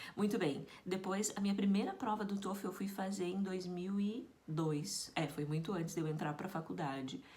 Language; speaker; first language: Portuguese; native; Portuguese